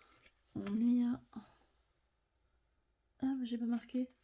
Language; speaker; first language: French; native; French